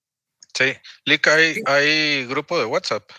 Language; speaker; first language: Spanish; native; Spanish